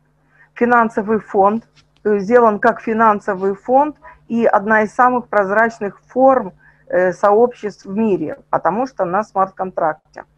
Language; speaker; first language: Russian; native; Russian